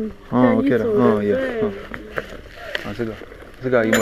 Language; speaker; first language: Chinese; non-native, learner; French